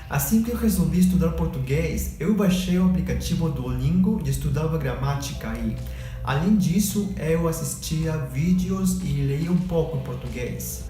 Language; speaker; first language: Portuguese; non-native, fluent; Spanish